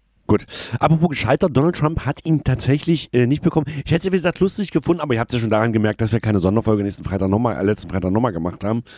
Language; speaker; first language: German; native; German